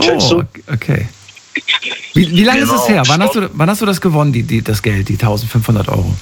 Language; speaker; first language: German; native; German